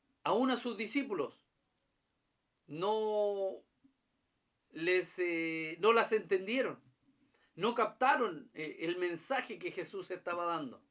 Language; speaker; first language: Spanish; native; Spanish